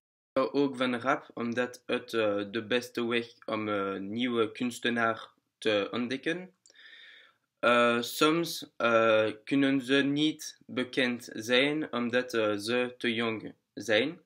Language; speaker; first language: Dutch; non-native, learner; French